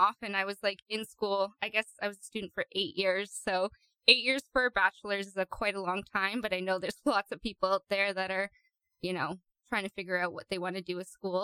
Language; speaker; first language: English; native; English